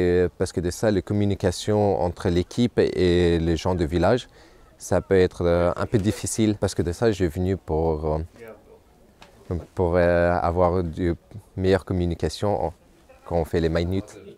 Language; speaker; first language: French; non-native, local second language; Nepali